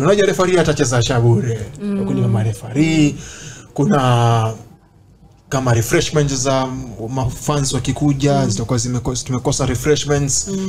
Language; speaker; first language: Swahili; non-native, local second language; Luo (Kenya and Tanzania)